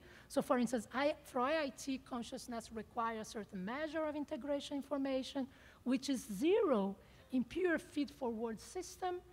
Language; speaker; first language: English; non-native, fluent; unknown